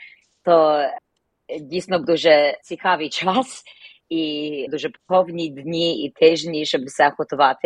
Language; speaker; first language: Ukrainian; early bilingual, heritage; Ukrainian